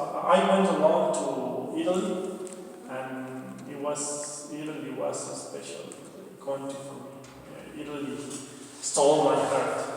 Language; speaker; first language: English; non-native, learner; Spanish